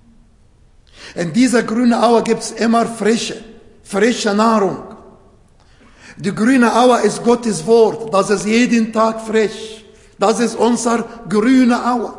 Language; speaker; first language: German; non-native, fluent; Arabic